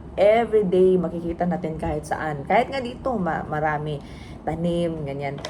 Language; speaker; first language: Filipino; non-native, local second language; Cebuano